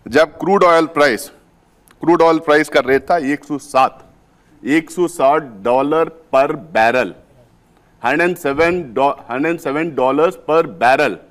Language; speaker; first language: Hindi; native; Hindi